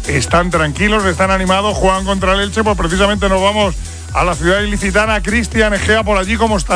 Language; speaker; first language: Spanish; native; Spanish